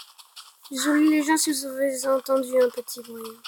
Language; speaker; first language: French; native; French